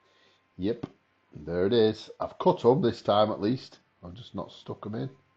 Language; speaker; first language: English; native; English